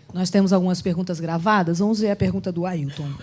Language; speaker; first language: Portuguese; native; Portuguese